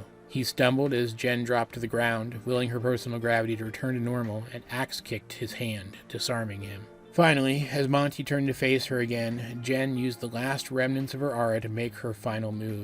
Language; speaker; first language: English; native; English